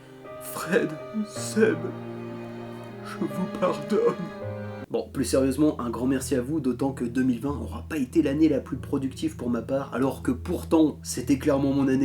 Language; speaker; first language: French; native; French